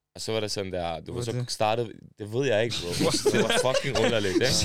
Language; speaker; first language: Danish; early bilingual, other home language; Serbian